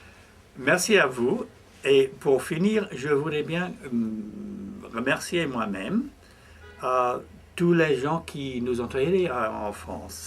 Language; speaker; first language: French; non-native, fluent; English